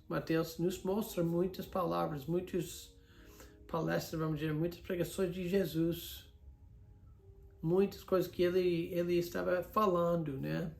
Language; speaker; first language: Portuguese; non-native, fluent; English